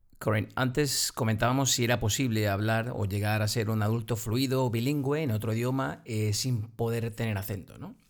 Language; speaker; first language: Spanish; native; Spanish